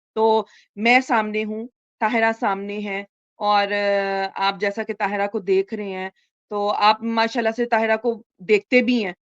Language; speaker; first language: Urdu; native; Urdu